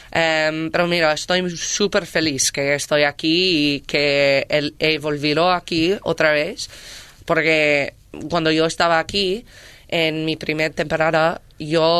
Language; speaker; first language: Spanish; non-native, learner; English